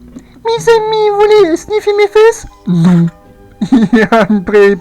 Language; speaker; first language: French; native; French